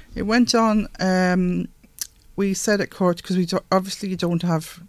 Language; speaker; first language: English; native; English